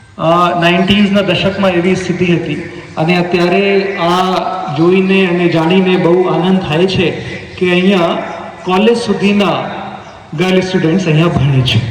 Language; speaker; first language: Gujarati; non-native, local second language; Hindi